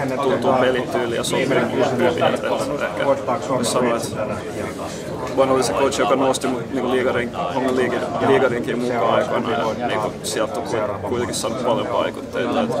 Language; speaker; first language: Finnish; native; Finnish